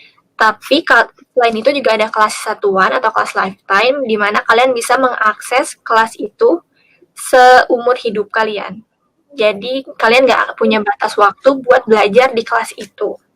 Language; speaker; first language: Indonesian; native; Indonesian